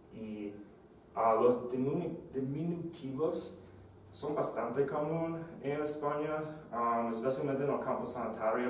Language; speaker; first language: Spanish; non-native, fluent; English